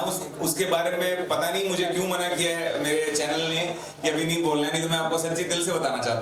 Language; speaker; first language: Hindi; native; Hindi